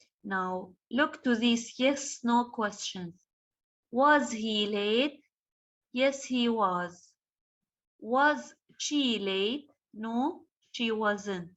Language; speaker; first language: English; non-native, fluent; Arabic